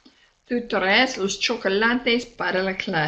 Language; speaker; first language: Spanish; non-native, fluent; English